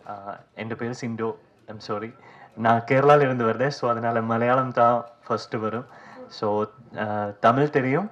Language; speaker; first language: Tamil; non-native, learner; Malayalam